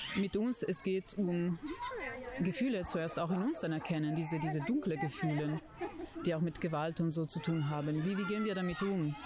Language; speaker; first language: German; non-native, fluent; Italian